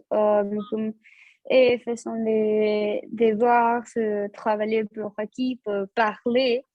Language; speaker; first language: French; non-native, learner; Spanish